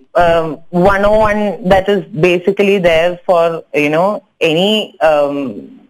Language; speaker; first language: English; non-native, local second language; Tamil